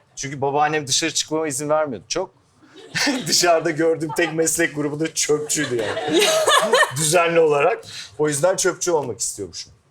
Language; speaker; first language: Turkish; native; Turkish